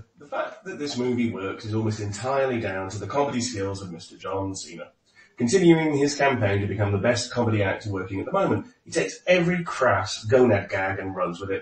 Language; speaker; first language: English; native; English